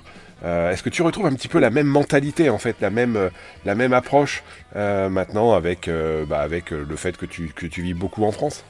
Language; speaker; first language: French; native; French